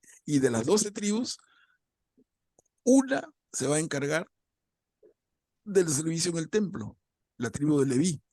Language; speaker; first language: Spanish; native; Spanish